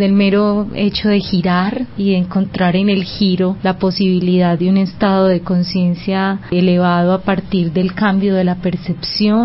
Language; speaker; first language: Spanish; native; Spanish